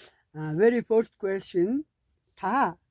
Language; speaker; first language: English; non-native, learner; Mongolian